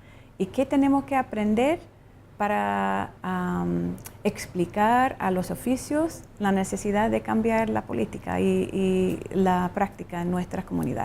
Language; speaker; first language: Spanish; non-native, fluent; English